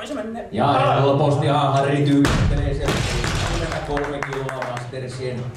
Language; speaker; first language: Finnish; native; Finnish